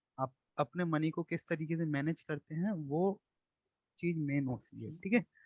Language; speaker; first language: Hindi; native; Hindi